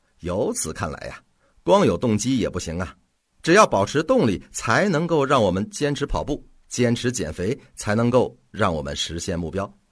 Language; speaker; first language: Chinese; native; Chinese